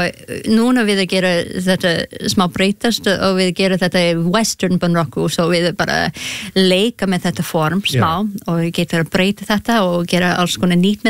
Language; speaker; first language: Icelandic; non-native, learner; English